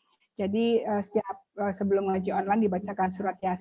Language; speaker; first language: Indonesian; native; Indonesian